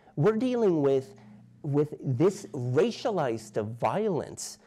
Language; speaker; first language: English; native; English